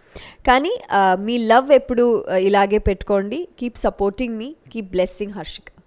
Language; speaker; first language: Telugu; non-native, local second language; Kannada